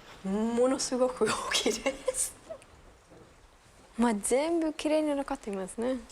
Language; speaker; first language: Japanese; non-native, fluent; German